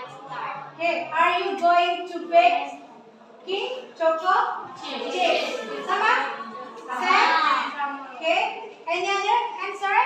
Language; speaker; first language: English; non-native, learner; Indonesian